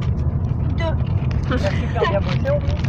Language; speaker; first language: French; native; French